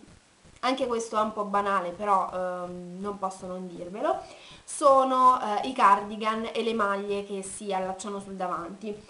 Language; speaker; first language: Italian; native; Italian